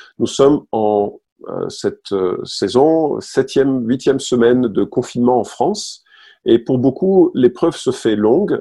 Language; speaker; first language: French; native; French